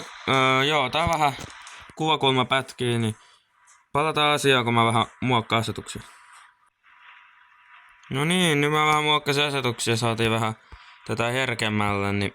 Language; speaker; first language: Finnish; native; Finnish